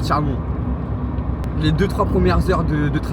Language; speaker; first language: French; native; French